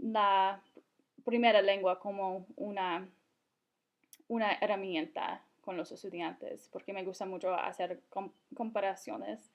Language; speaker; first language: Spanish; non-native, fluent; English